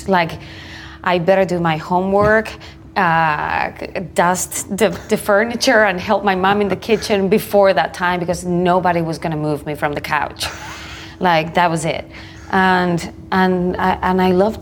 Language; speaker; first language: English; non-native, fluent; Spanish